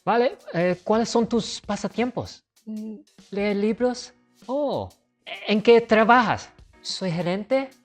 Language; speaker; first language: Spanish; non-native, fluent; English